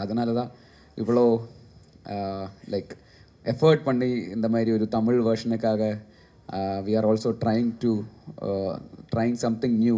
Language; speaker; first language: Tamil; non-native, learner; Malayalam